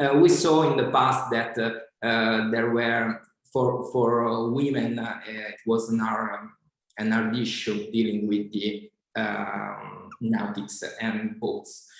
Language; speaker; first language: English; non-native, fluent; Italian